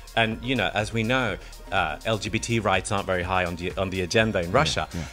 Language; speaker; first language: English; non-native, fluent; Swedish